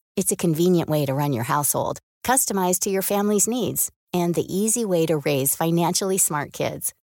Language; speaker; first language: English; native; English